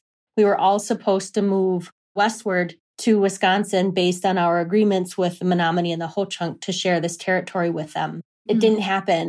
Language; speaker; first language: English; native; English